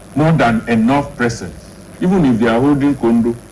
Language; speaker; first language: English; non-native, local second language; Yoruba